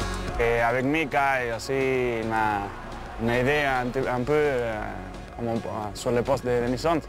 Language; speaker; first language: French; non-native, fluent; Spanish